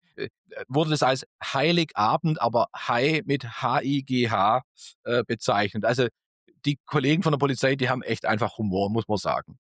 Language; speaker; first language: German; native; German